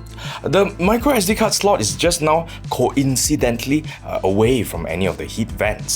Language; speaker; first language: English; native; English